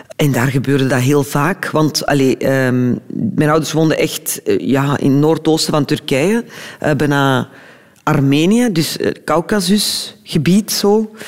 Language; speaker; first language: Dutch; early bilingual, other home language; Turkish